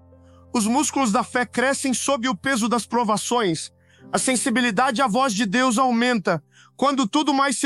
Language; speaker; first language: Portuguese; native; Portuguese